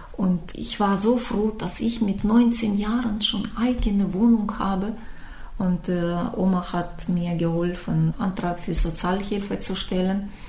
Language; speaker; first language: German; non-native, fluent; Russian